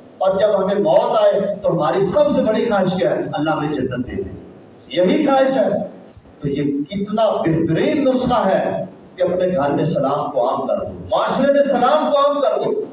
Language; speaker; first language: Urdu; non-native, local second language; Punjabi